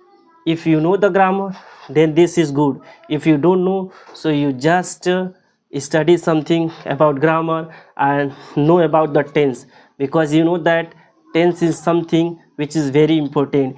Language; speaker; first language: English; non-native, local second language; Hindi